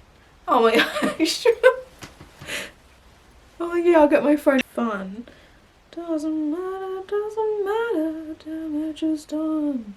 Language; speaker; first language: English; native; English